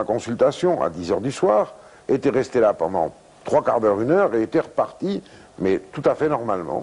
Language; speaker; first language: French; native; French